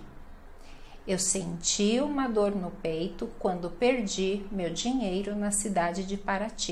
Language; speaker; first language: Portuguese; native; Portuguese